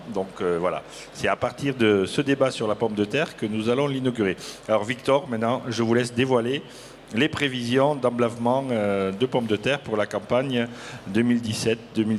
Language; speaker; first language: French; native; French